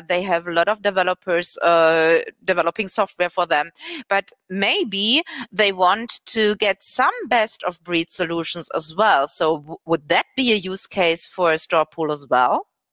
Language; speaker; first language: English; non-native, fluent; German